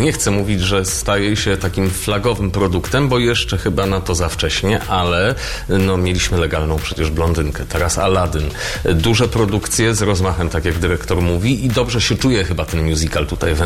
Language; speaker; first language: Polish; native; Polish